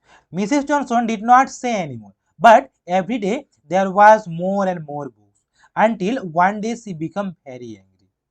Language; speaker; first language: English; non-native, local second language; Bangla